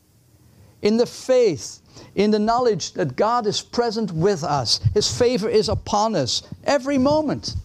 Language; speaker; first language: English; non-native, fluent; Dutch